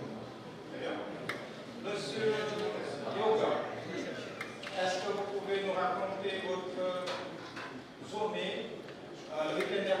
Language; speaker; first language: French; non-native, fluent; Indonesian